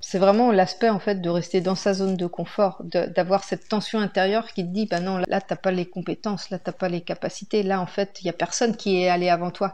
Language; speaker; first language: French; native; French